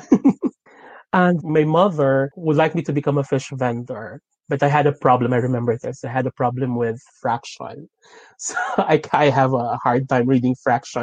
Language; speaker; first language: English; non-native, local second language; Filipino